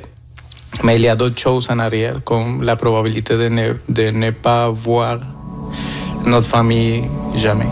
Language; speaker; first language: French; non-native, fluent; Spanish